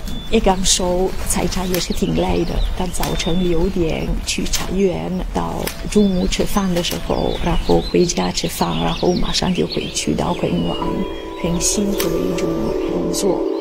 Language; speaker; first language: Chinese; non-native, fluent; Italian